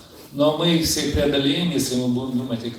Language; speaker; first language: Russian; native; Russian